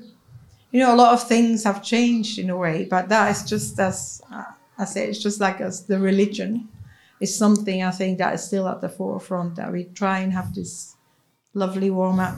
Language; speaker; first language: English; non-native, fluent; Swiss German